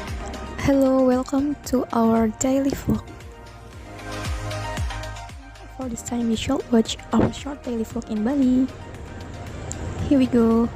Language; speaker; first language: English; non-native, learner; Indonesian